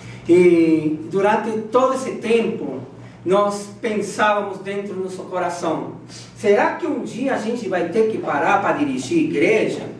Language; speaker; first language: Portuguese; non-native, fluent; Spanish